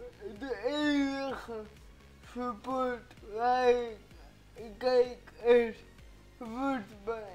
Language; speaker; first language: Dutch; early bilingual, other home language; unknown